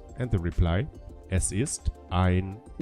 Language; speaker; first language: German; non-native, fluent; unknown